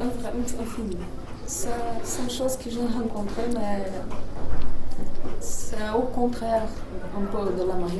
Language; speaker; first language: French; non-native, learner; Portuguese